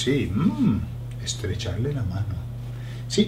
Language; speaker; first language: Spanish; non-native, fluent; English